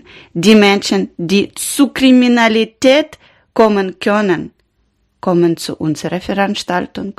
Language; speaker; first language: German; non-native, learner; Ukrainian